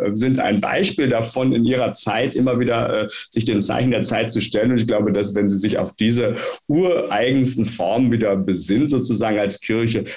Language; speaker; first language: German; native; German